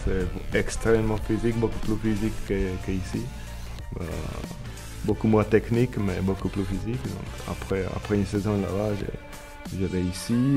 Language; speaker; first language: French; non-native, learner; Slovak